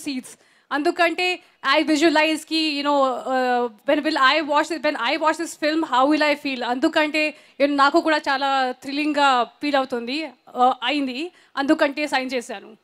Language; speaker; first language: Telugu; non-native, learner; Hindi